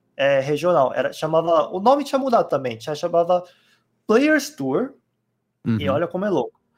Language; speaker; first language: Portuguese; non-native, fluent; Korean